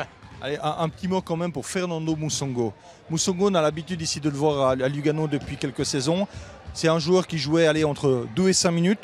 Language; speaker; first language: French; native; French